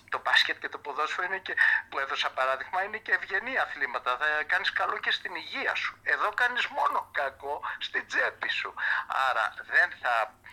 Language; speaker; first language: Greek; early bilingual, heritage; Greek